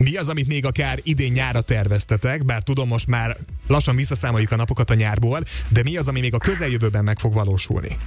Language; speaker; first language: Hungarian; native; Hungarian